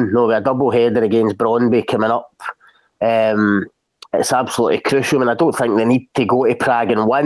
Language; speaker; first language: English; native; English